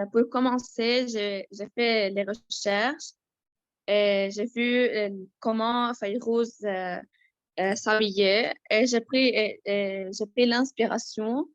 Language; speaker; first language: French; non-native, learner; Arabic